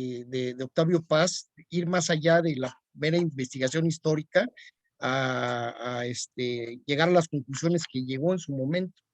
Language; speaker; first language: Spanish; native; Spanish